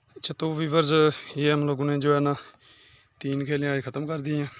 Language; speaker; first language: Urdu; non-native, local second language; Punjabi